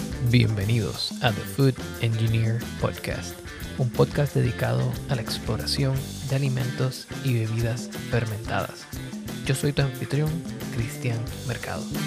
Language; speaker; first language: Spanish; native; Spanish